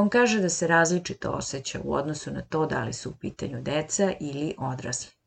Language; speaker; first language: Serbian; native; Serbian